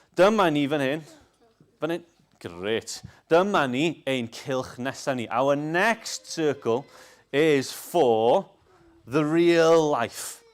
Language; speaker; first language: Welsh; non-native, local second language; English